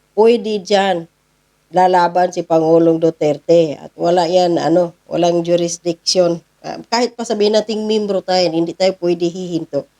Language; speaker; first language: Filipino; non-native, local second language; Cebuano